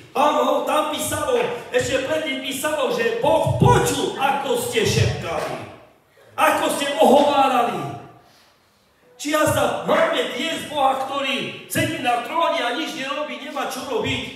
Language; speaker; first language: Slovak; non-native, local second language; Romany